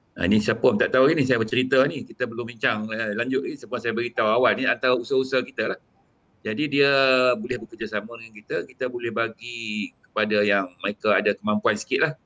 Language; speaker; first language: Malay; native; Malay